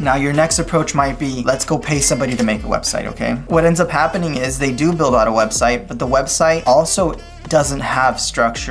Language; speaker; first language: English; native; English